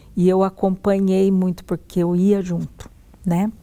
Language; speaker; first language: Portuguese; native; Portuguese